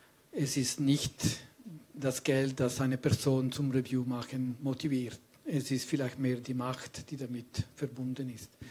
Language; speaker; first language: German; non-native, fluent; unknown